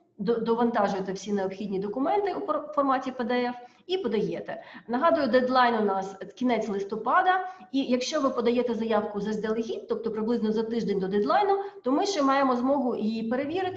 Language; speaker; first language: Ukrainian; native; Ukrainian